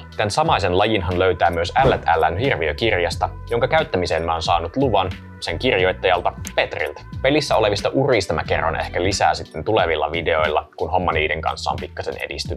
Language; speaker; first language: Finnish; native; Finnish